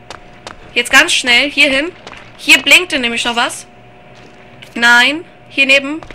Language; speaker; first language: German; native; German